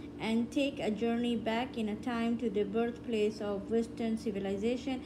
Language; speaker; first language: English; non-native, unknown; Arabic